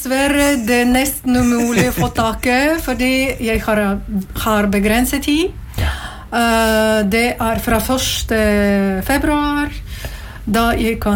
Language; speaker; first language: Norwegian; non-native, fluent; Latvian